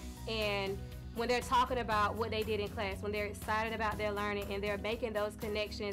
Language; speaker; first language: English; native; English